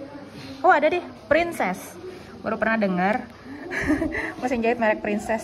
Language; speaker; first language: Indonesian; native; Indonesian